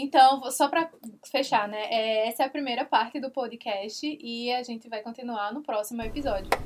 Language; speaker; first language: Portuguese; native; Portuguese